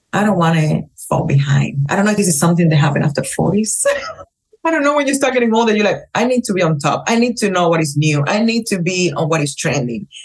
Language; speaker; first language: English; non-native, fluent; Spanish